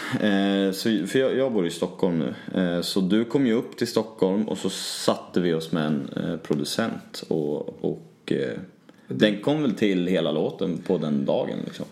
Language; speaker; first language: Swedish; native; Swedish